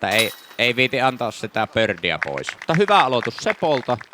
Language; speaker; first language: Finnish; native; Finnish